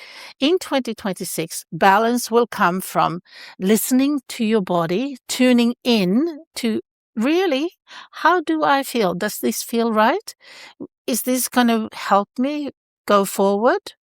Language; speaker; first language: English; non-native, fluent; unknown